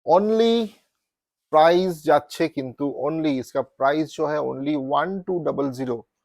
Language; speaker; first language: Hindi; non-native, local second language; Bangla